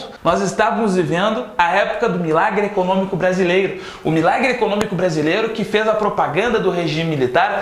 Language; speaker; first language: Portuguese; native; Portuguese